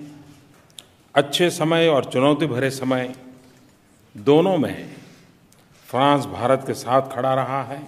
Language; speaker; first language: Hindi; non-native, local second language; Gujarati